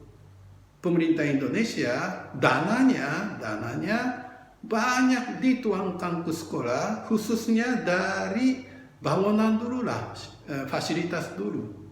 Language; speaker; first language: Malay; non-native, fluent; Japanese